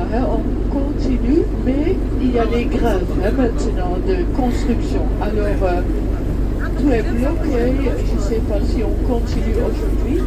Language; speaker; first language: French; non-native, fluent; Dutch